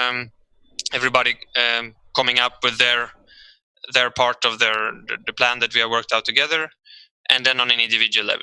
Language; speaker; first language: English; non-native, fluent; Swedish